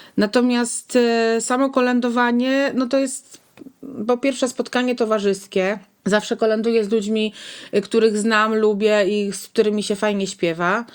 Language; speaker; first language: Polish; native; Polish